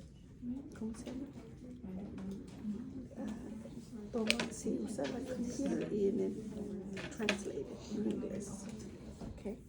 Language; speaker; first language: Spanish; early bilingual, heritage; Spanish